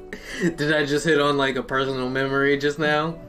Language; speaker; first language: English; native; English